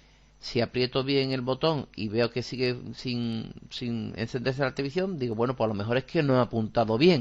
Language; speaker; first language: Spanish; native; Spanish